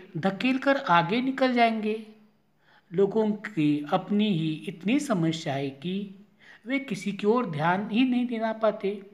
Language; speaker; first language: Hindi; non-native, local second language; Marathi